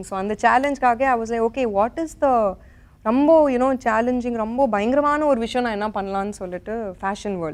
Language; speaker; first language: Tamil; non-native, local second language; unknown